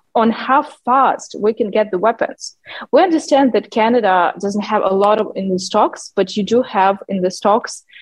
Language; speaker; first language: English; non-native, fluent; Ukrainian